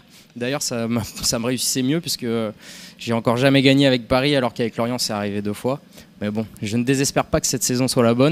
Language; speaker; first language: French; native; French